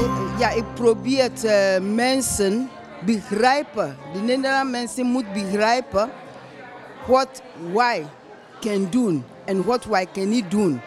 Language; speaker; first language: Dutch; non-native, learner; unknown